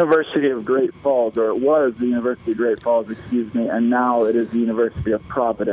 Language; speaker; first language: English; native; English